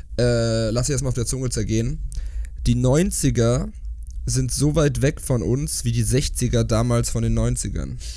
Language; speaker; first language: German; native; German